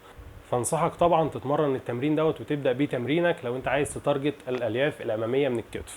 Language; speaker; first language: Arabic; native; Arabic